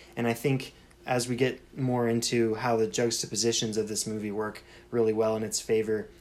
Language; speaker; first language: English; native; English